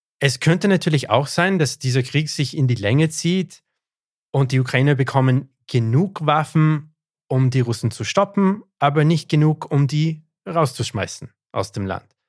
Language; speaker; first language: German; non-native, fluent; English